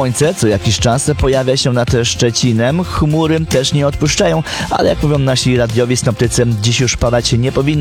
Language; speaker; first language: Polish; native; Polish